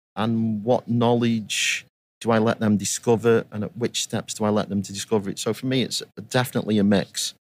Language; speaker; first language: English; native; English